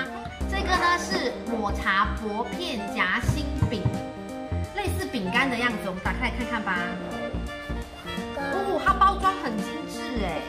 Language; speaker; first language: Chinese; native; Chinese